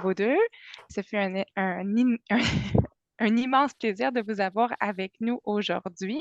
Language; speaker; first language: French; native; French